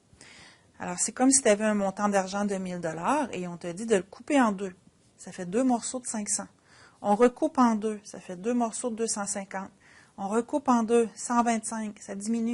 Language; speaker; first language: French; native; French